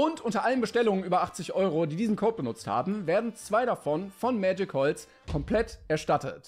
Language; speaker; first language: German; native; German